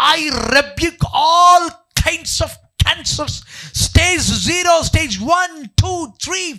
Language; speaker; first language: English; non-native, local second language; Telugu